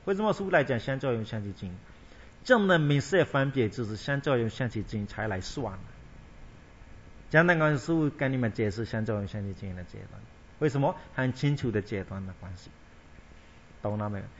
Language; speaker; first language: Chinese; non-native, fluent; Burmese